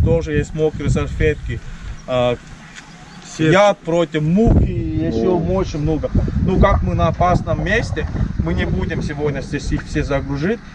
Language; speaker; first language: Russian; non-native, learner; Estonian